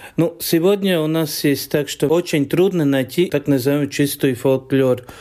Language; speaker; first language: Russian; non-native, fluent; Latvian